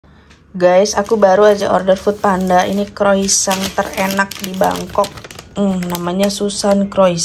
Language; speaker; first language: Indonesian; native; Indonesian